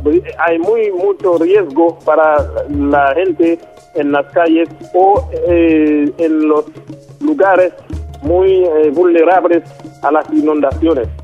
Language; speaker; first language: Spanish; non-native, local second language; Haitian Creole